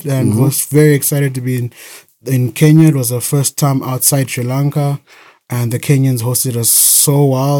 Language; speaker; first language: English; non-native, local second language; Shona